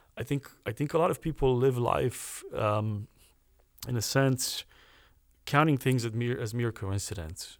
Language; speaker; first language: English; early bilingual, other home language; Romanian